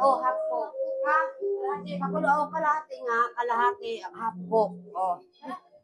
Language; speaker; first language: Filipino; native; Filipino